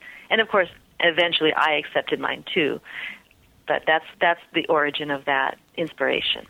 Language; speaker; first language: English; early bilingual, other home language; Spanish